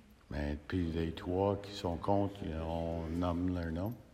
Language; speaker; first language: French; native; French